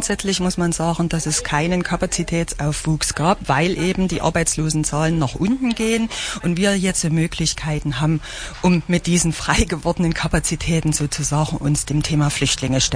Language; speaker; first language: German; native; German